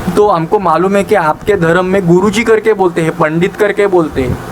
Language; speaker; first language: Hindi; non-native, local second language; Marathi